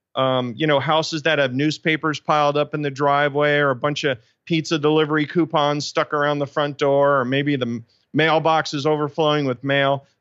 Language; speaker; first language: English; native; English